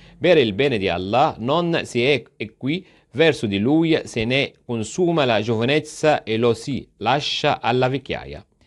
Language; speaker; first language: Italian; non-native, fluent; Arabic